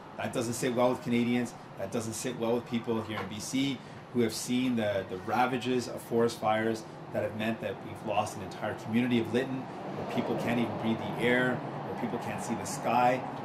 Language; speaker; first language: English; native; English